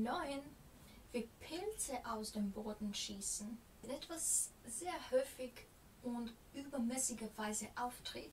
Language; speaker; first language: German; non-native, fluent; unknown